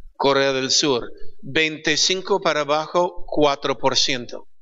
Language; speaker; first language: Spanish; non-native, fluent; English